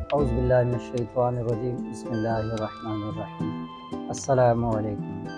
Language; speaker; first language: Urdu; non-native, local second language; Sindhi